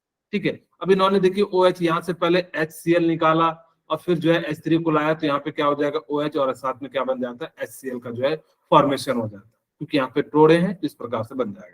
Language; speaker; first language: Hindi; native; Hindi